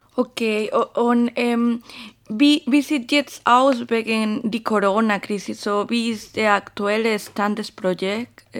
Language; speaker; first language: German; non-native, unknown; Spanish